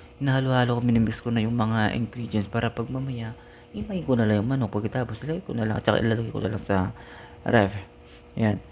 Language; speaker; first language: Filipino; non-native, local second language; Iloko